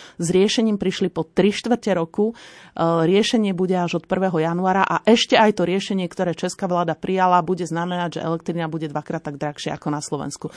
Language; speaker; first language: Slovak; native; Slovak